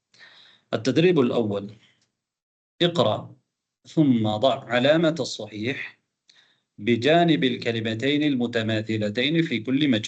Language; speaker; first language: Arabic; non-native, fluent; Tamil